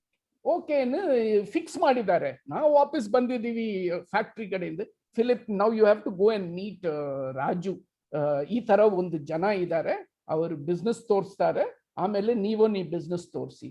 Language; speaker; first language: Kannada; non-native, local second language; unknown